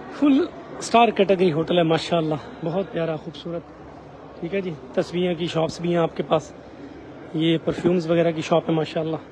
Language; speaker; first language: Urdu; non-native, local second language; Saraiki